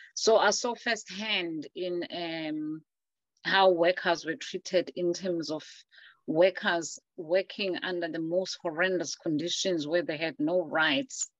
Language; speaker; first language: English; non-native, local second language; Zulu